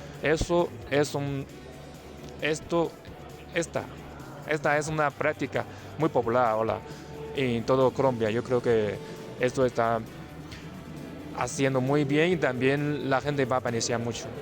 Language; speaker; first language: Spanish; non-native, fluent; Chinese